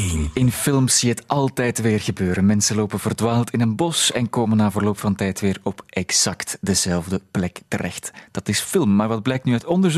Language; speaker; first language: Dutch; native; Dutch